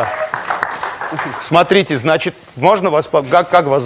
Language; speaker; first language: Russian; non-native, local second language; Armenian